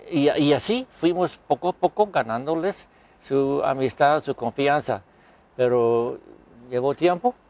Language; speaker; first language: Spanish; non-native, fluent; English